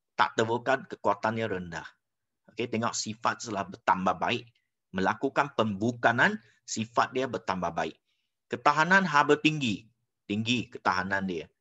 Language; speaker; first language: Malay; non-native, local second language; Chinese